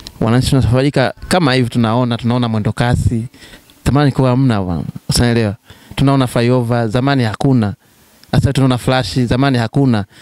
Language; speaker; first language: Swahili; native; Swahili